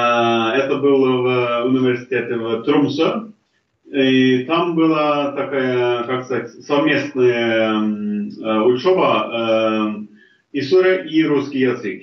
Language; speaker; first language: Russian; non-native, fluent; Norwegian